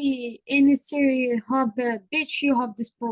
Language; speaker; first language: English; non-native, learner; Arabic